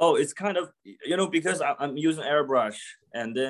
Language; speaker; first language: English; non-native, fluent; Chinese